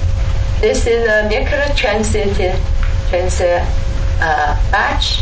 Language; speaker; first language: English; non-native, learner; Chinese